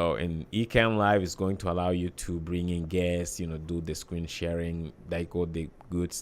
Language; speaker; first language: English; native; English